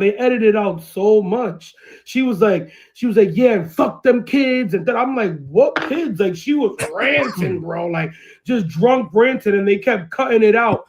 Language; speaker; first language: English; early bilingual, other home language; Spanish